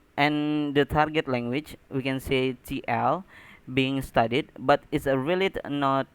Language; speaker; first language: English; non-native, learner; Indonesian